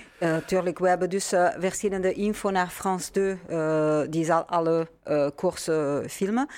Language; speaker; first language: Dutch; non-native, learner; French